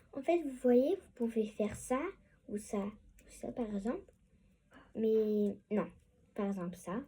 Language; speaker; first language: French; native; French